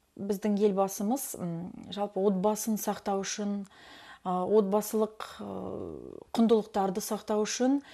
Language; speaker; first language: Kazakh; non-native, local second language; Russian